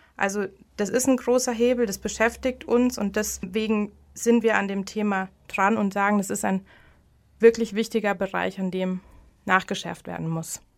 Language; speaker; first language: German; native; German